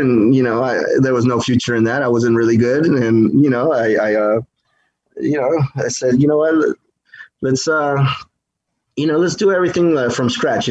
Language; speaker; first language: English; native; English